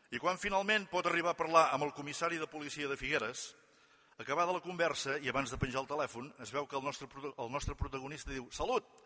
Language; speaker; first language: Catalan; native; Catalan